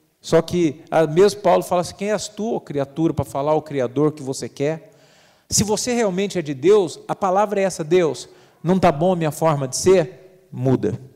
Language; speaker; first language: Portuguese; native; Portuguese